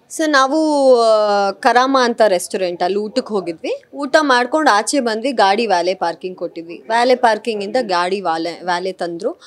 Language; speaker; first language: Kannada; native; Kannada